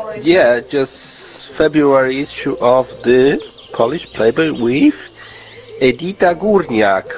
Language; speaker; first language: English; non-native, learner; Polish